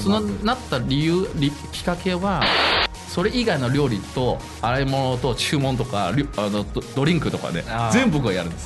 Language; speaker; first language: Japanese; non-native, fluent; Chinese